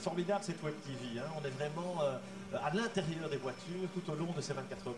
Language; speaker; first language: French; native; French